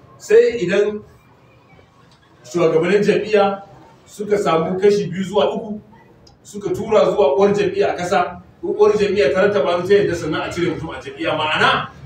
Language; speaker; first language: Hausa; non-native, local second language; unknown